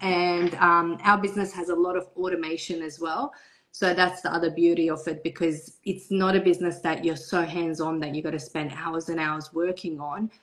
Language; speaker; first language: English; early bilingual, other home language; Persian